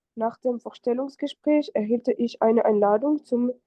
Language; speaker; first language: German; non-native, fluent; French